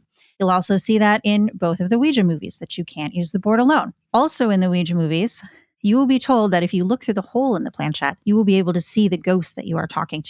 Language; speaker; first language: English; native; English